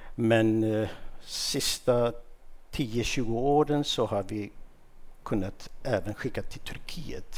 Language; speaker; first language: Swedish; non-native, fluent; Kurdish